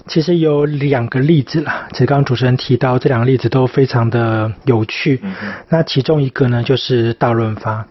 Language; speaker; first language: Chinese; native; Chinese